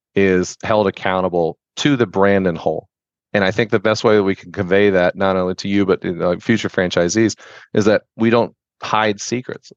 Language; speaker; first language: English; native; English